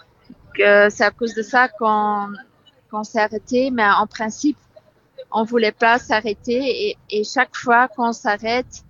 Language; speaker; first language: French; non-native, fluent; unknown